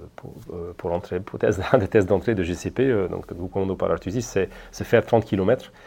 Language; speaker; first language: French; non-native, fluent; Hungarian